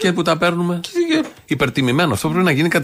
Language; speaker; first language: Greek; native; Greek